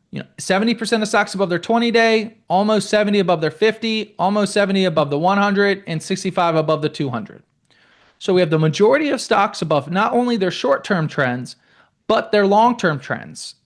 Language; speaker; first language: English; native; English